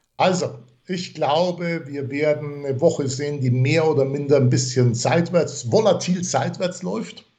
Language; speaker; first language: German; non-native, fluent; English